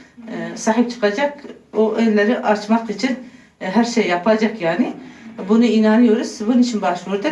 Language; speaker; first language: Turkish; non-native, local second language; Kurdish